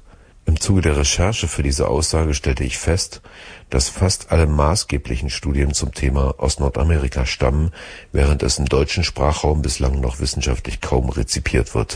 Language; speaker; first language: German; native; German